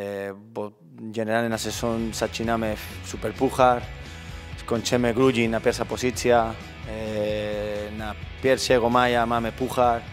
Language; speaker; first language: Polish; non-native, learner; Spanish